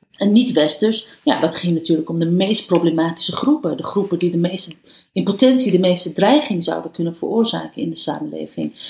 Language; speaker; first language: Dutch; early bilingual, other home language; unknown